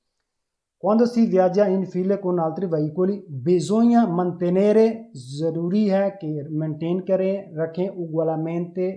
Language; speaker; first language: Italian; non-native, learner; Urdu